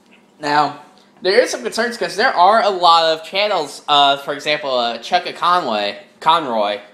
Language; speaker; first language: English; native; English